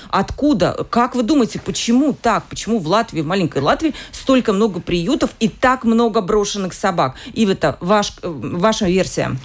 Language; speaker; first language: Russian; native; Russian